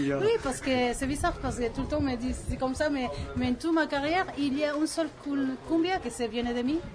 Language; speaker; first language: French; non-native, learner; Spanish